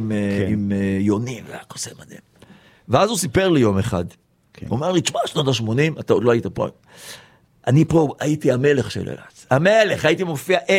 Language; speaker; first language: Hebrew; native; Hebrew